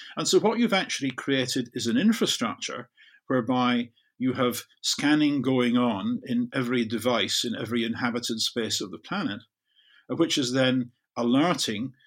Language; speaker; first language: English; native; English